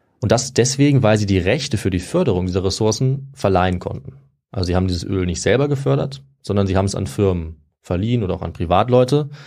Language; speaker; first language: German; native; German